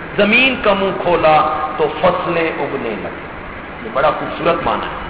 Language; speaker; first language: Urdu; non-native, local second language; Punjabi